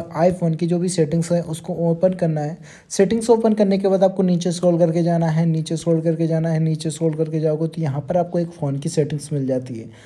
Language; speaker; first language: Hindi; native; Hindi